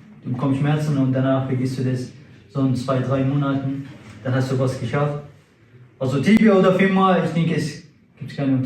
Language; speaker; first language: German; non-native, fluent; Arabic